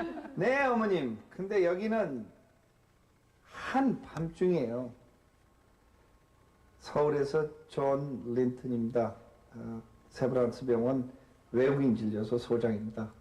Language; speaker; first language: Korean; early bilingual, other home language; English